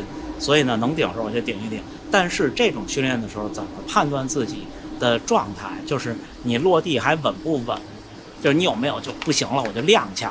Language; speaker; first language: Chinese; native; Chinese